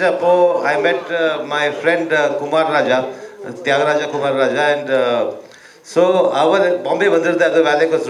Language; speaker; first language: Tamil; early bilingual, other home language; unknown